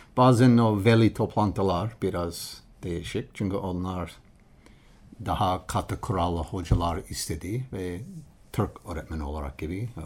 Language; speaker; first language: Turkish; non-native, learner; English